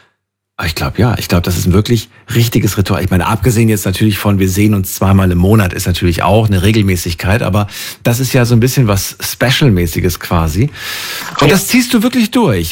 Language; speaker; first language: German; native; German